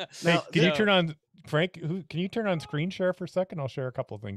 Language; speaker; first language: English; native; English